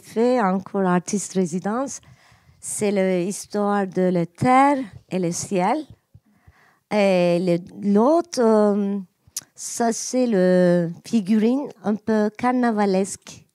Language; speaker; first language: French; non-native, learner; Turkish